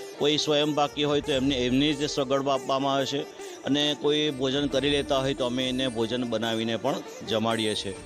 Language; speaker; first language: Gujarati; native; Gujarati